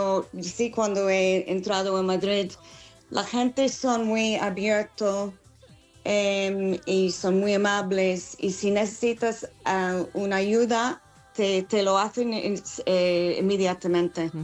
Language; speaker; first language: Spanish; non-native, fluent; English